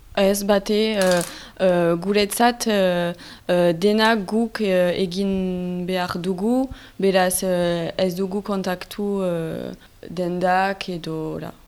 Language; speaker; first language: Basque; native; Basque